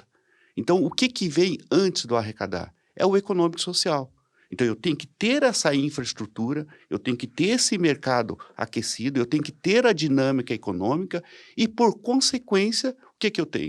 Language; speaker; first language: Portuguese; native; Portuguese